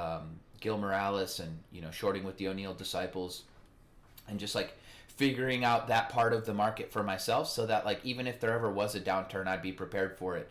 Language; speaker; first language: English; native; English